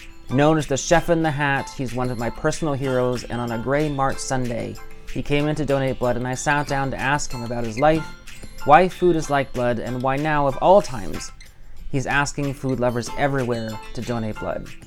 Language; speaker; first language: English; native; English